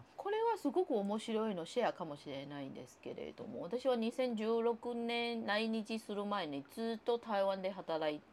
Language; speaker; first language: Japanese; non-native, fluent; Chinese